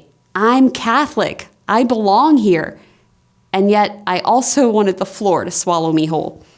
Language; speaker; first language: English; native; English